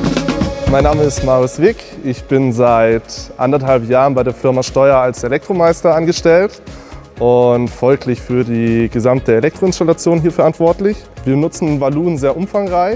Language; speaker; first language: German; native; German